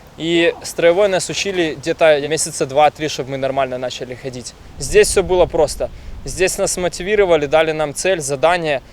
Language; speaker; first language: Russian; native; Russian